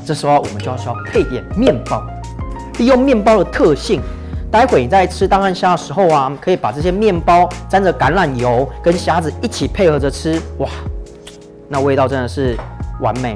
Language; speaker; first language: Chinese; native; Chinese